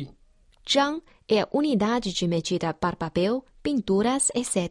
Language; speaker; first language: Portuguese; non-native, fluent; Chinese